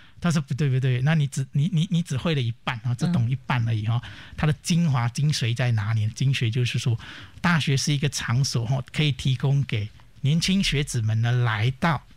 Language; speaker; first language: Chinese; native; Chinese